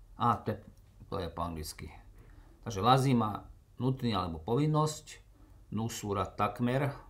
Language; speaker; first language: Slovak; native; Slovak